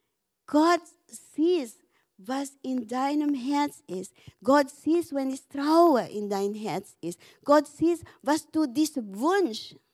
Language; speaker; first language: German; non-native, learner; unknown